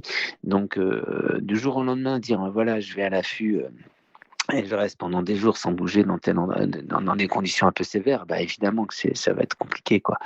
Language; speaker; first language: French; native; French